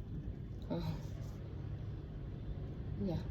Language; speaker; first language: English; non-native, learner; Vietnamese